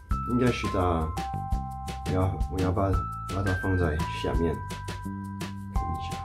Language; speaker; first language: Chinese; non-native, fluent; French